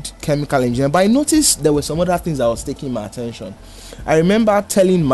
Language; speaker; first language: English; non-native, local second language; Yoruba